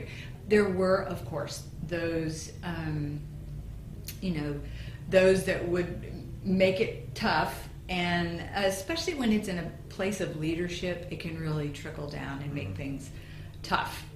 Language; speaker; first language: English; native; English